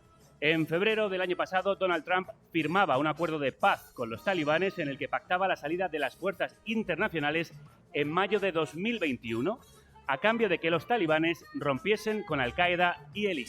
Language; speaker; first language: Spanish; native; Spanish